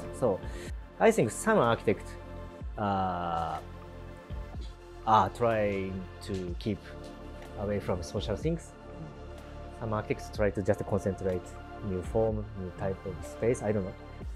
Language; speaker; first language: English; non-native, learner; Japanese